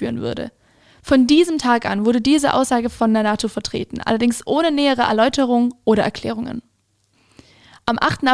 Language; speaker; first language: German; native; German